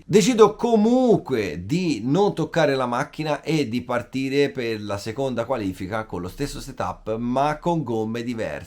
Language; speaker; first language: Italian; native; Italian